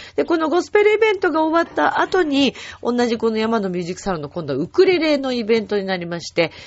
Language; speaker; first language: Japanese; native; Japanese